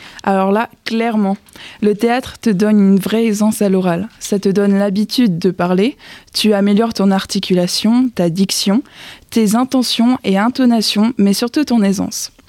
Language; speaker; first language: French; native; French